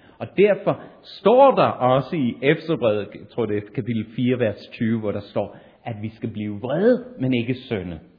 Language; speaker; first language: Danish; non-native, fluent; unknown